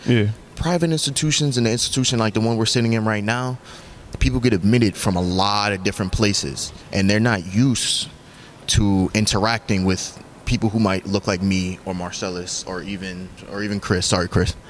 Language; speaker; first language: English; native; English